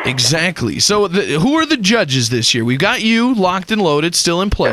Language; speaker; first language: English; native; English